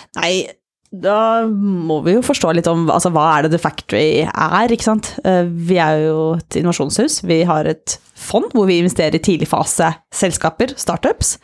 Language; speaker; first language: Norwegian; native; Norwegian